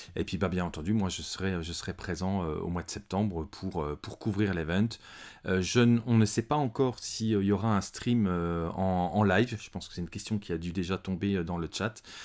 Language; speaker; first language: French; native; French